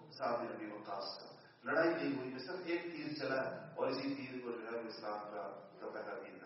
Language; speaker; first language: Urdu; non-native, local second language; Pashto